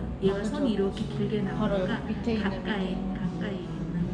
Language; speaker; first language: Korean; native; Korean